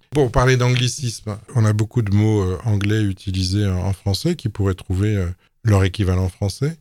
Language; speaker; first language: French; native; French